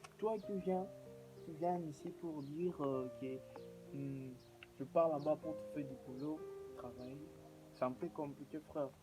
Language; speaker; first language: French; non-native, local second language; Lingala